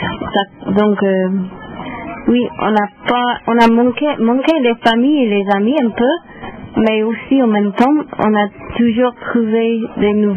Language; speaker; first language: French; non-native, learner; English